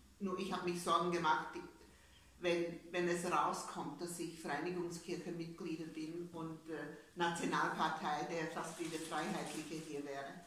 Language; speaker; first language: German; non-native, fluent; English